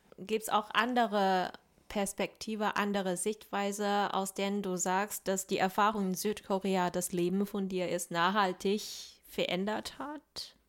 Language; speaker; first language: German; non-native, fluent; Chinese